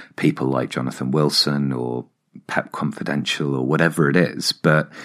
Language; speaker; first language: English; native; English